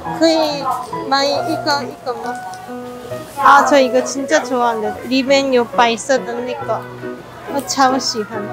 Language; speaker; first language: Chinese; non-native, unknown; Korean